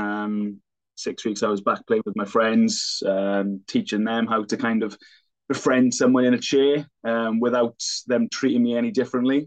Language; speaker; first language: English; native; English